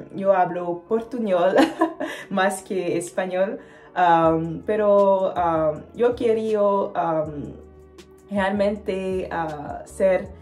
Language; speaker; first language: Spanish; non-native, learner; Lingala